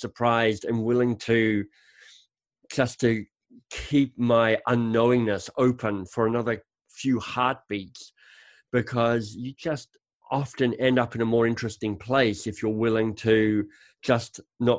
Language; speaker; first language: English; native; English